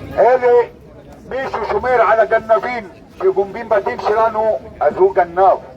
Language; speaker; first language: Hebrew; non-native, local second language; Arabic